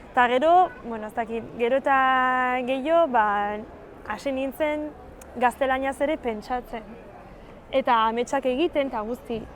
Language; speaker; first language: Basque; non-native, learner; French